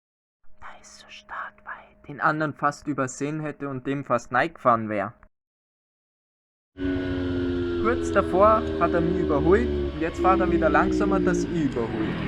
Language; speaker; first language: German; native; German